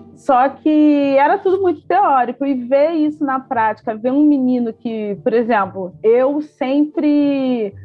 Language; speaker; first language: Portuguese; native; Portuguese